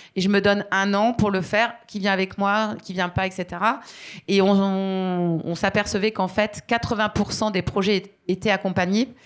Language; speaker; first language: French; native; French